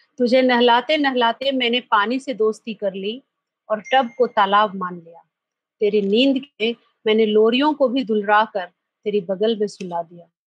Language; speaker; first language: Hindi; native; Hindi